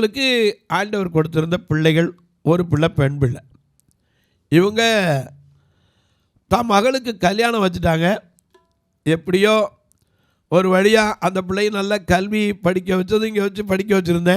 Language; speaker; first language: Tamil; native; Tamil